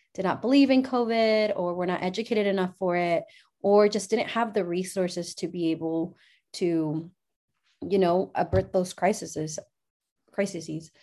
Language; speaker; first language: English; early bilingual, other home language; Spanish